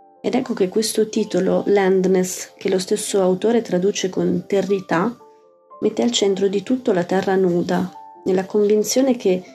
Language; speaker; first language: Italian; native; Italian